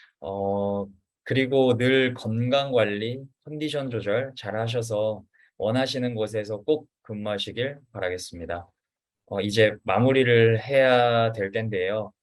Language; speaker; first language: Korean; native; Korean